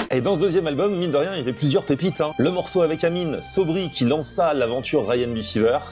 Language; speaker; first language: French; native; French